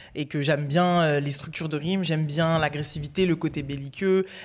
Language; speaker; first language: French; native; French